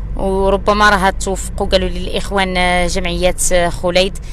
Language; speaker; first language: Arabic; non-native, local second language; Central Atlas Tamazight